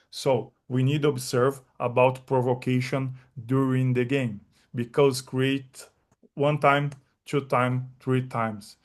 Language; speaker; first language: English; non-native, learner; Portuguese